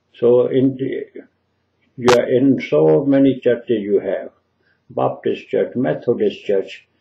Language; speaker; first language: English; non-native, local second language; Punjabi